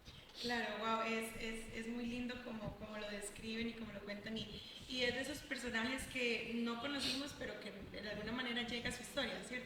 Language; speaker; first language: Spanish; native; Spanish